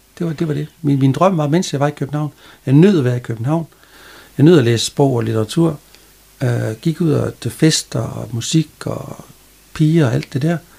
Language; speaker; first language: Danish; native; Danish